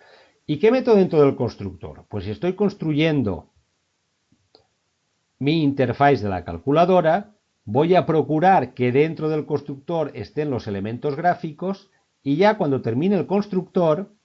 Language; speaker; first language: Spanish; native; Spanish